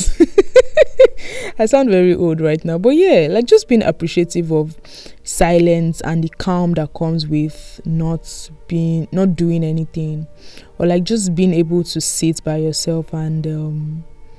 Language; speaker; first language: English; non-native, local second language; Yoruba